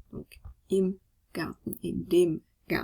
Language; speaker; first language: German; non-native, fluent; French